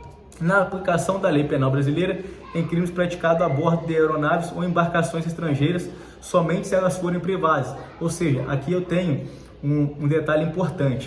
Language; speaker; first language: Portuguese; native; Portuguese